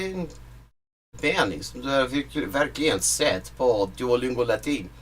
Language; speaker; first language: Swedish; non-native, learner; English